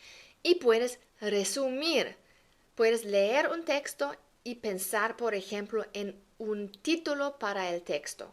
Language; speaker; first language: Spanish; non-native, fluent; German